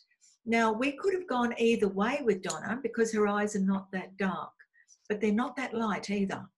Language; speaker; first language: English; native; English